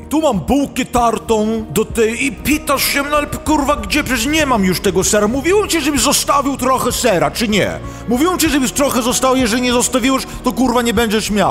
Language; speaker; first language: Polish; early bilingual, heritage; Polish